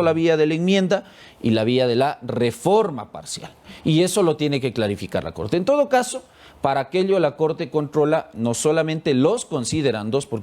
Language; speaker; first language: Spanish; native; Spanish